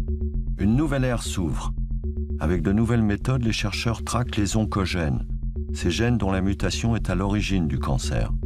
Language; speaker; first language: French; native; French